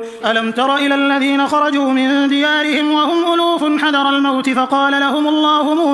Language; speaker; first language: Arabic; native; Arabic